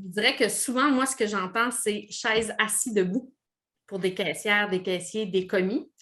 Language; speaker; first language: French; native; French